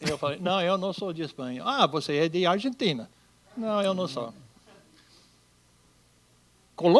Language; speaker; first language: Portuguese; non-native, fluent; English